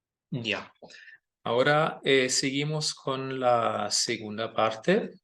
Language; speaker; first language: Spanish; non-native, fluent; German